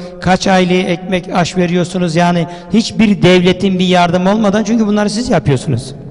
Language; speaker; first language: Turkish; native; Turkish